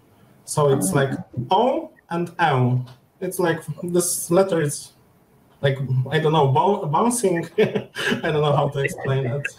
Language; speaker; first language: English; non-native, learner; Polish